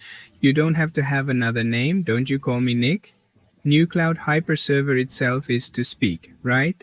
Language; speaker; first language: English; non-native, learner; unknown